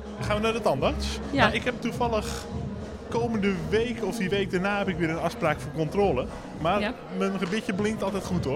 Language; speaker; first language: Dutch; native; Dutch